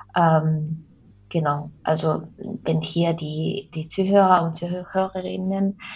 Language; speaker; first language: German; non-native, fluent; Spanish